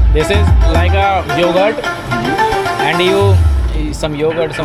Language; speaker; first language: English; non-native, learner; Hindi